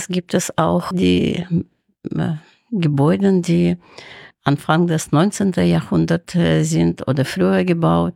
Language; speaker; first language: German; non-native, fluent; Russian